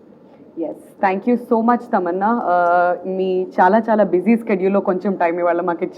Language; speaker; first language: Telugu; native; Telugu